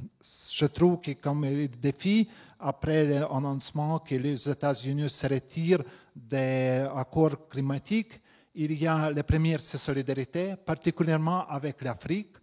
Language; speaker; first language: French; non-native, fluent; Latvian